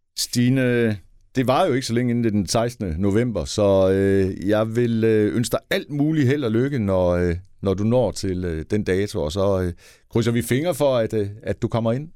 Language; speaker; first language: Danish; native; Danish